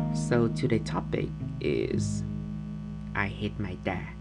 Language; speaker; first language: English; non-native, fluent; Vietnamese